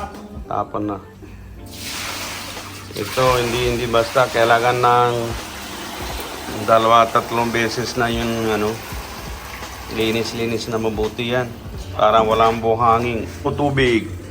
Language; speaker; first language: Filipino; non-native, learner; Punjabi